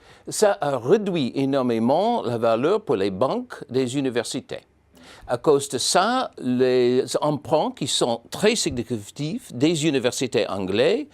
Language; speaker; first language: French; non-native, fluent; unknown